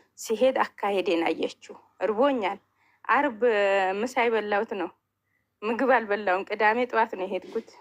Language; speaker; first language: Amharic; non-native, local second language; Hadiyya